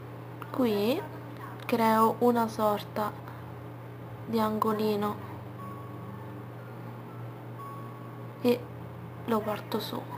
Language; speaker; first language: Italian; native; Italian